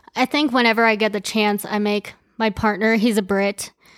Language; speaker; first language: English; early bilingual, other home language; Chinese